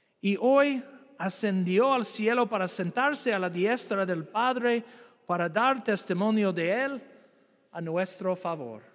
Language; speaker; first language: Spanish; non-native, fluent; English